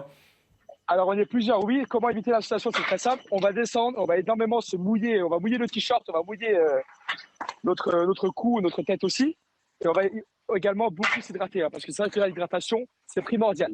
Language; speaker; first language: French; native; French